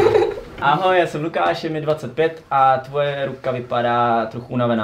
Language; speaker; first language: Czech; native; Czech